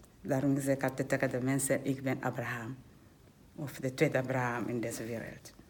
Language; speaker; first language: Dutch; non-native, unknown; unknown